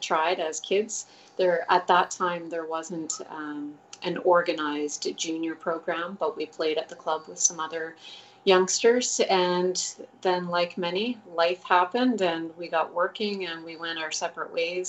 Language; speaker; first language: English; native; English